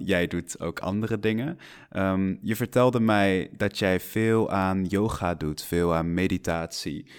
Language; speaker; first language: Dutch; non-native, fluent; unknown